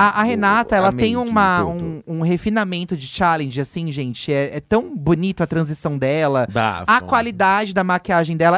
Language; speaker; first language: Portuguese; native; Portuguese